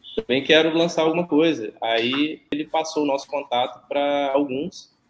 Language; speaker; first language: Portuguese; native; Portuguese